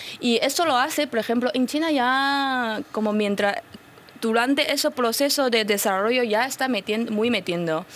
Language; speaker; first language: Spanish; non-native, fluent; Chinese